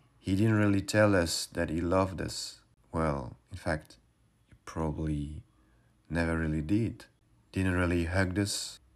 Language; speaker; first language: English; non-native, fluent; French